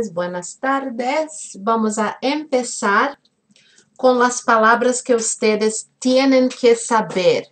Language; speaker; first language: Spanish; non-native, fluent; Portuguese